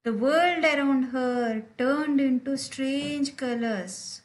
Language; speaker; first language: English; non-native, local second language; Kannada